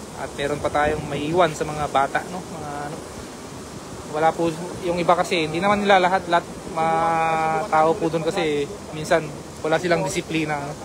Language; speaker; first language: Filipino; native; Filipino